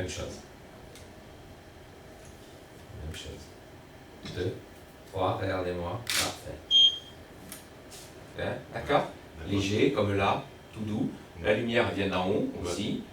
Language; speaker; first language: French; native; French